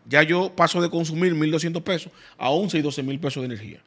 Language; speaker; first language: Spanish; native; Spanish